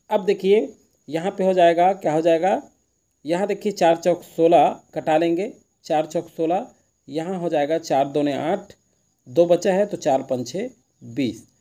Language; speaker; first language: Hindi; native; Hindi